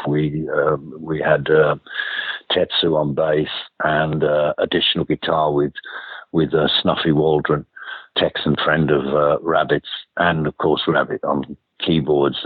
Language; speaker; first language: English; native; English